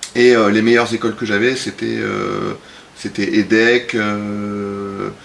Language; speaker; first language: French; native; French